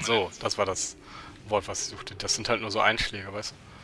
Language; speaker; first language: German; native; German